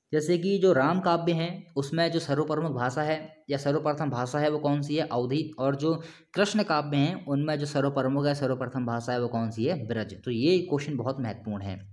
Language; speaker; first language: Hindi; native; Hindi